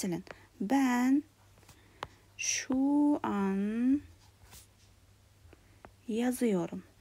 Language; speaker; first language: Turkish; non-native, fluent; Kara-Kalpak